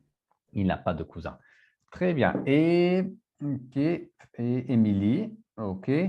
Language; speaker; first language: French; non-native, fluent; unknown